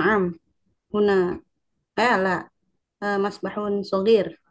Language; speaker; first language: Arabic; non-native, learner; Indonesian